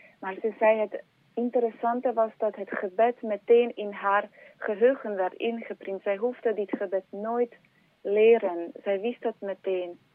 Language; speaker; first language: Dutch; non-native, fluent; Slovak